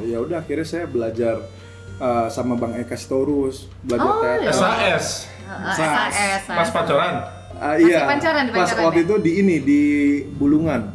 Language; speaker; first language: Indonesian; native; Indonesian